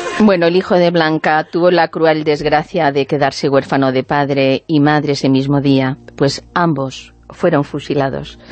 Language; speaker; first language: Spanish; native; Spanish